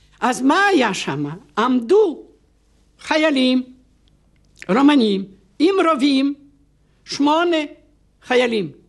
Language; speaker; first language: Hebrew; non-native, fluent; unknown